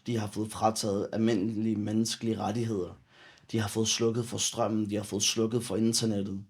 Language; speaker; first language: Danish; early bilingual, other home language; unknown